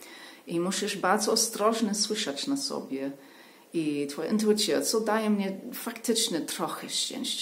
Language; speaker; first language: Polish; non-native, learner; English